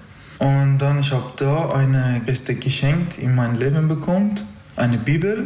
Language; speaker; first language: German; non-native, learner; Persian